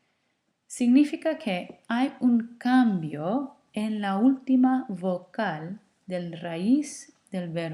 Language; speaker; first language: Spanish; non-native, fluent; English